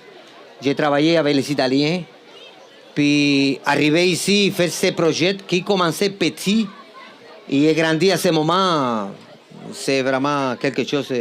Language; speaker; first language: French; non-native, fluent; Spanish